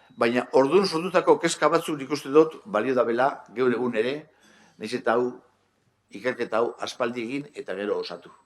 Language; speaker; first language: Basque; native; Basque